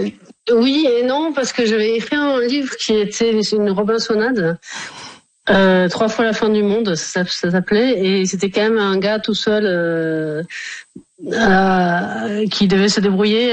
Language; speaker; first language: French; native; French